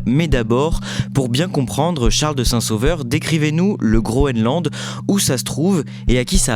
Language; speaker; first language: French; native; French